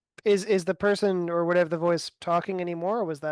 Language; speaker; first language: English; native; English